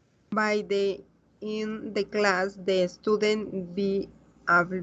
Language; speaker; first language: English; non-native, learner; Spanish